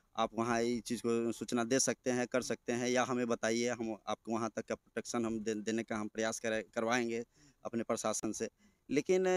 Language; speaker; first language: Hindi; native; Hindi